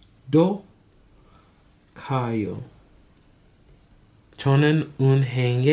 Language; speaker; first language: Korean; non-native, learner; English